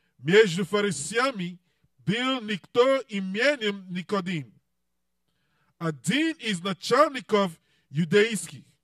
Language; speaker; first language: Russian; non-native, learner; English